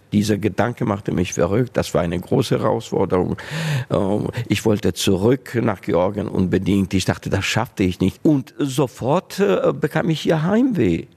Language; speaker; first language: German; non-native, fluent; Georgian